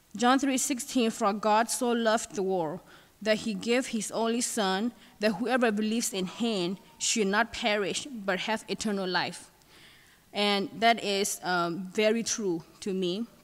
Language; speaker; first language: English; non-native, fluent; Thai